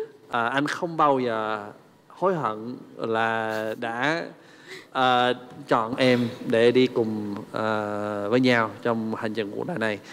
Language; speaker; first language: Vietnamese; non-native, fluent; English